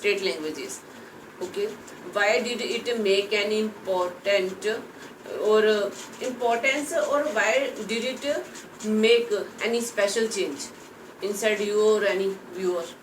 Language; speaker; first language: English; non-native, local second language; Hindi